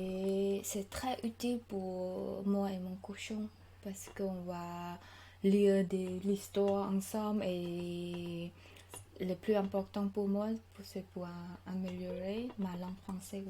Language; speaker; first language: French; non-native, learner; Khmer